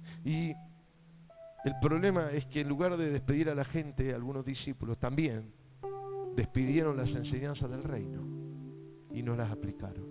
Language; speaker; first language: Spanish; native; Spanish